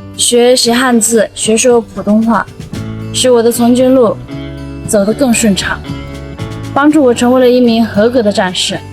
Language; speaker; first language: Chinese; non-native, local second language; Tibetan